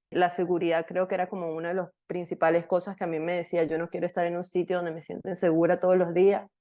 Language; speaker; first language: Spanish; native; Spanish